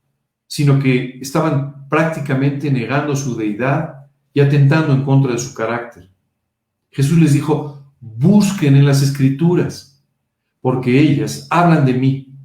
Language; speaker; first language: Spanish; native; Spanish